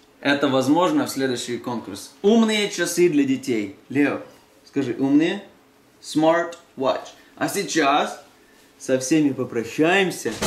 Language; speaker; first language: Russian; native; Russian